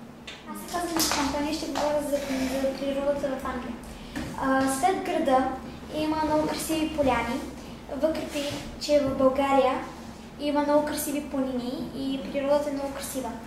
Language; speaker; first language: Bulgarian; early bilingual, other home language; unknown